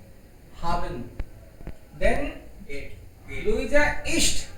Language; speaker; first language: German; non-native, fluent; Hindi